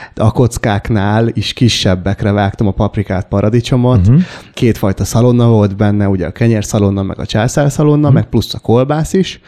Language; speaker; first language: Hungarian; native; Hungarian